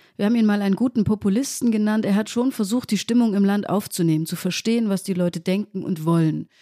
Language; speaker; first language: German; native; German